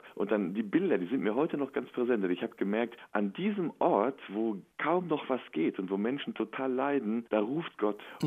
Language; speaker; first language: German; native; German